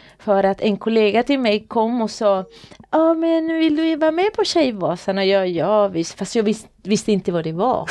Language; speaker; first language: Swedish; non-native, fluent; Spanish